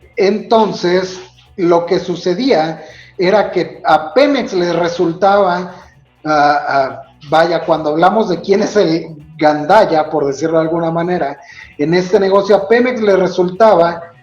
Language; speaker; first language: Spanish; native; Spanish